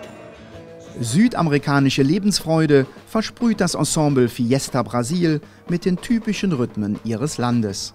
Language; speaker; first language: German; native; German